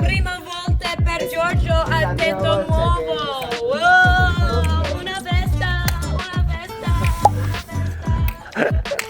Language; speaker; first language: Italian; non-native, learner; English